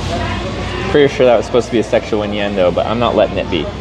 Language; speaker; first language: English; native; English